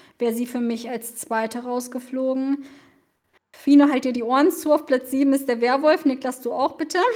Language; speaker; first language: German; early bilingual, other home language; Russian